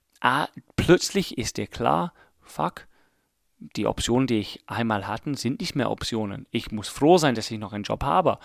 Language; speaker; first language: German; non-native, fluent; English